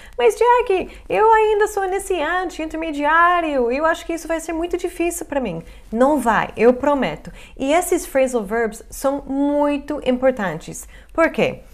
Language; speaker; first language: Portuguese; non-native, fluent; English